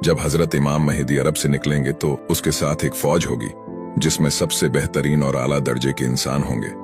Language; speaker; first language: Hindi; native; Hindi